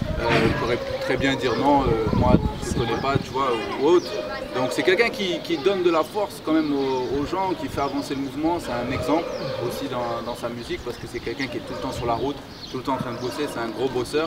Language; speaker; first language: French; native; French